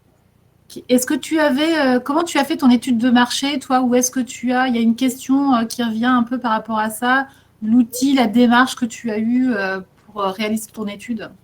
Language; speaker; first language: French; native; French